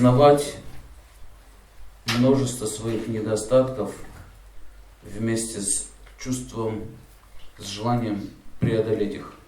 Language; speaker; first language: Russian; native; Russian